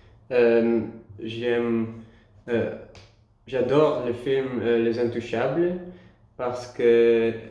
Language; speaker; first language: French; non-native, learner; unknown